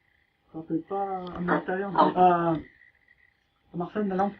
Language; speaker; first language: French; native; French